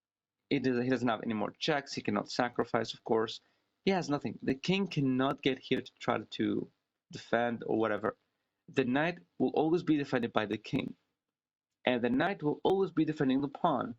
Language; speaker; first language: English; non-native, fluent; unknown